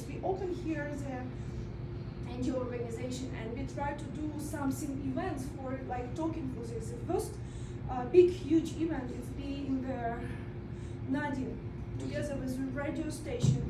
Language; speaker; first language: English; non-native, learner; Russian